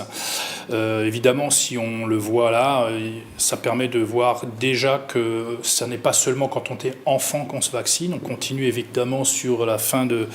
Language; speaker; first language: French; native; French